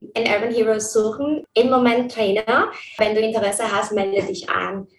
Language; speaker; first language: German; non-native, fluent; Spanish